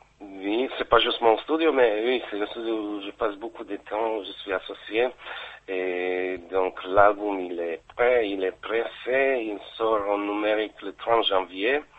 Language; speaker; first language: French; non-native, fluent; Bosnian